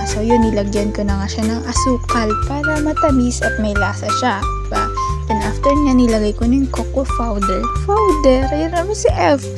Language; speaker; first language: Filipino; non-native, local second language; Iloko